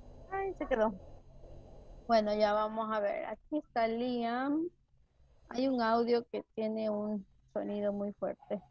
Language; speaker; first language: Spanish; native; Spanish